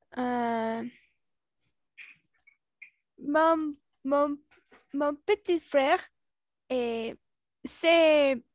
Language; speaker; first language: French; non-native, learner; Spanish